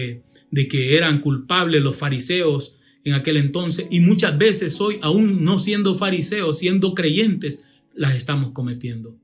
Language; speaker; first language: Spanish; native; Spanish